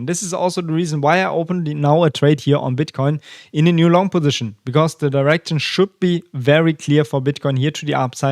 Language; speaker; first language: English; non-native, fluent; German